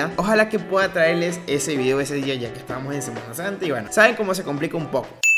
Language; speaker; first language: Spanish; native; Spanish